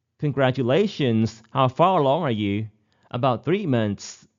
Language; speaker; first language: English; non-native, fluent; Thai